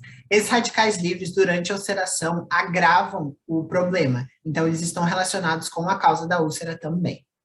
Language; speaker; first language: Portuguese; native; Portuguese